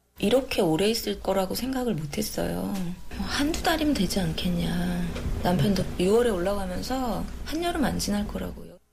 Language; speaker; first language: Korean; native; Korean